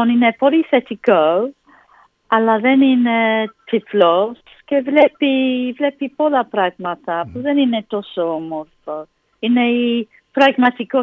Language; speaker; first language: Greek; non-native, learner; English